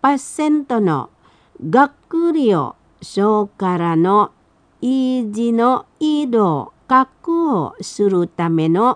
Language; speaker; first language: Japanese; non-native, fluent; Indonesian